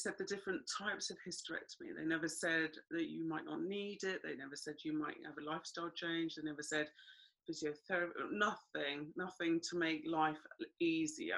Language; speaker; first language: English; native; English